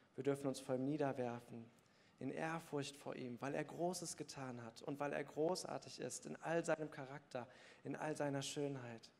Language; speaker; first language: German; native; German